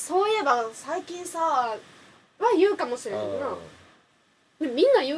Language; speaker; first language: Japanese; native; Japanese